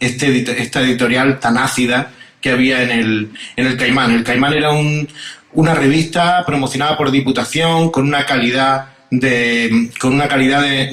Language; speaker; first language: Spanish; native; Spanish